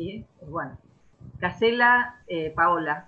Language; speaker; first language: Spanish; native; Spanish